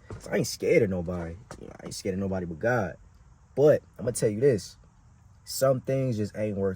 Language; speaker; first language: English; native; English